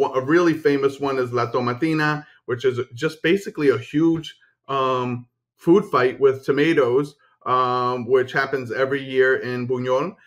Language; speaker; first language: English; early bilingual, other home language; Spanish